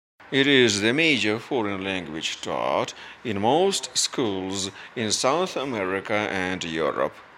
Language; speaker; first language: English; non-native, fluent; Russian